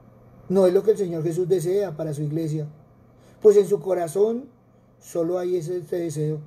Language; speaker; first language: Spanish; native; Spanish